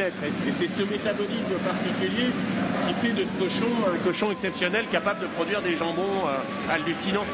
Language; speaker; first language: French; native; French